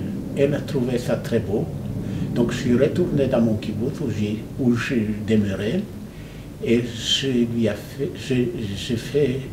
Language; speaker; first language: French; non-native, fluent; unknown